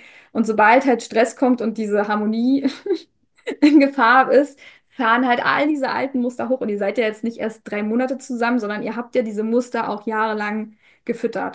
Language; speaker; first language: German; native; German